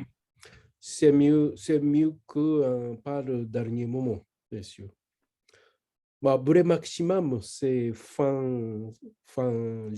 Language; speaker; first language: French; non-native, learner; Japanese